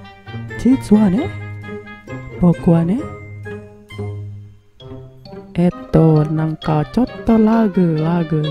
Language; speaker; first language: Japanese; non-native, learner; Indonesian